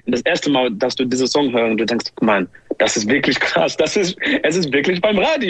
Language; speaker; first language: German; non-native, learner; English